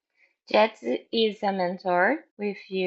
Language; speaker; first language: English; non-native, learner; Portuguese